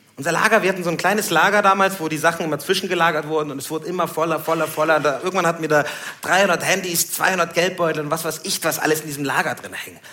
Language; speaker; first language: German; early bilingual, other home language; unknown